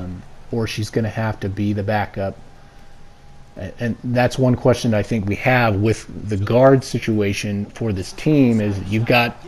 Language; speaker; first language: English; native; English